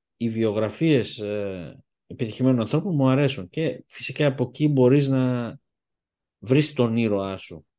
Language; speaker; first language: Greek; early bilingual, heritage; Greek